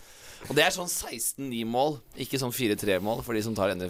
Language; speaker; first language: Norwegian; native; Norwegian